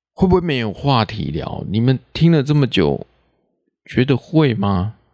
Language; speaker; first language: Chinese; non-native, local second language; Min Nan Chinese